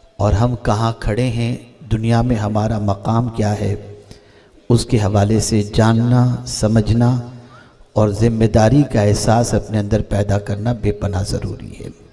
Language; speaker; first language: Urdu; native; Urdu